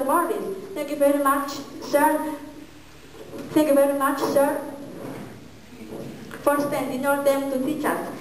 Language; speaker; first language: English; non-native, learner; Malagasy